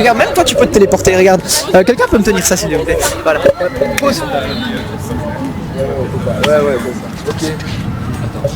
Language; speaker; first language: French; native; French